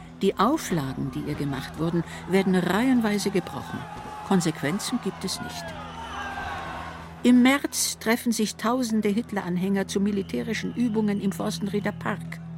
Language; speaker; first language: German; native; German